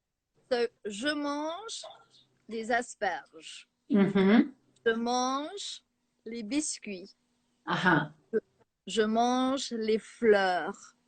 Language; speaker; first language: French; non-native, fluent; English